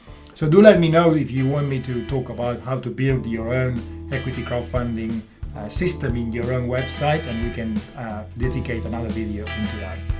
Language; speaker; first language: English; non-native, fluent; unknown